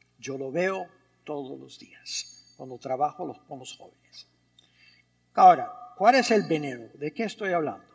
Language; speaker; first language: Spanish; early bilingual, heritage; Spanish